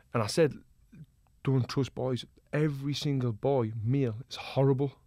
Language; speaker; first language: English; native; English